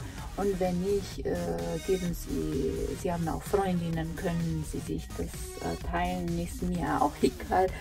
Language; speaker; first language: German; non-native, fluent; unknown